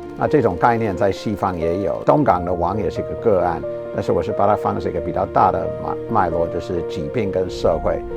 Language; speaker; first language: Chinese; non-native, fluent; English